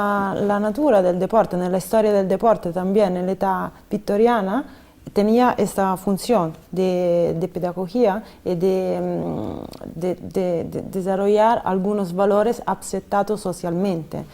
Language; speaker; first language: Spanish; non-native, fluent; Italian